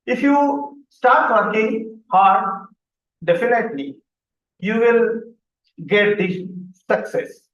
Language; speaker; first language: English; non-native, local second language; Hindi